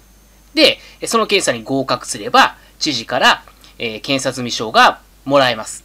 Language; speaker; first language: Japanese; native; Japanese